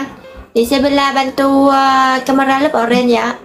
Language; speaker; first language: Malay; non-native, learner; Vietnamese